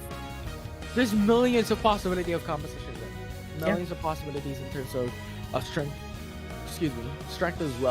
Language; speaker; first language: English; non-native, local second language; Filipino